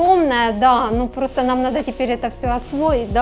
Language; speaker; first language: Russian; native; Russian